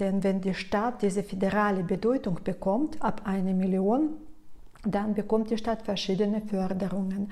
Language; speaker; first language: German; non-native, fluent; Russian